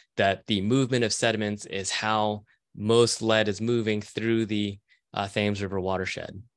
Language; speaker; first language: English; native; English